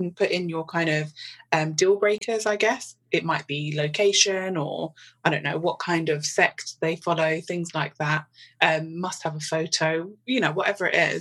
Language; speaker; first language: English; native; English